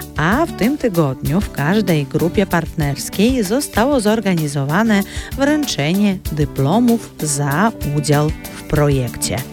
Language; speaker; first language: Polish; early bilingual, heritage; Polish